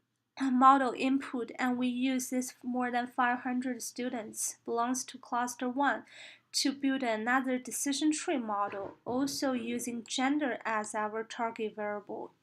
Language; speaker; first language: English; non-native, fluent; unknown